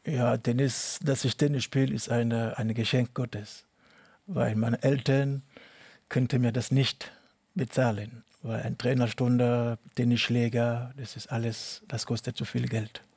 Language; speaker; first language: German; non-native, learner; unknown